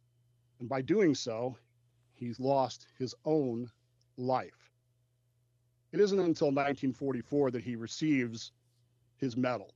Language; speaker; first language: English; native; English